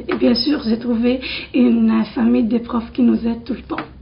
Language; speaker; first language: French; non-native, local second language; Arabic